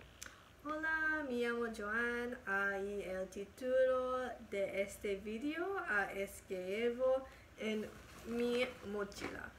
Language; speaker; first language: Spanish; non-native, learner; English